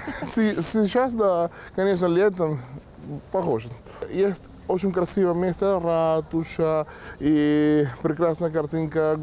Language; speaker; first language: Russian; non-native, learner; Spanish